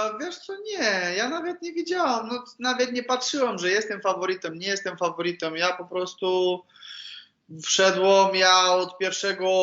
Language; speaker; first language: Polish; non-native, learner; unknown